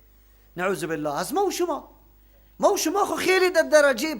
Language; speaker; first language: Persian; native; Persian